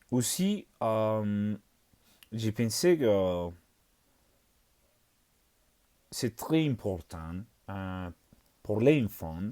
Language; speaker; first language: French; non-native, learner; Spanish